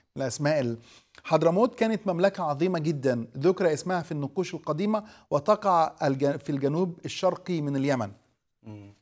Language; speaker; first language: Arabic; native; Arabic